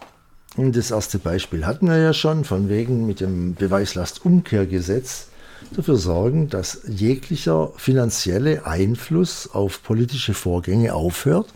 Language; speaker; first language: German; native; German